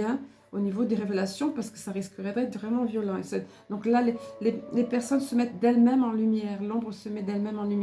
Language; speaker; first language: French; native; French